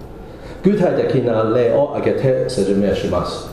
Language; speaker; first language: Japanese; non-native, fluent; English